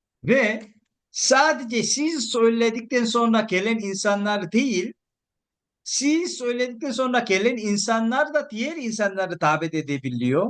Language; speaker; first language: Turkish; non-native, fluent; Korean